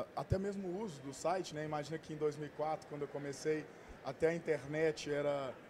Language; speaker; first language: Portuguese; native; Portuguese